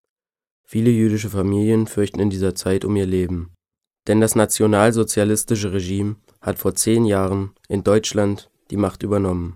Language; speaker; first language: German; native; German